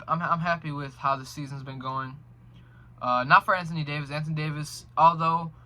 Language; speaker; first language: English; native; English